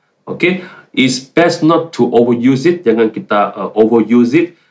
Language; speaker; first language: English; non-native, local second language; Malay